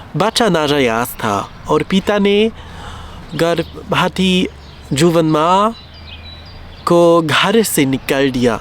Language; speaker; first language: Hindi; non-native, learner; German